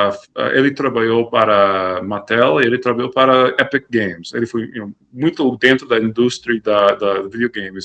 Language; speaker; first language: Portuguese; non-native, fluent; English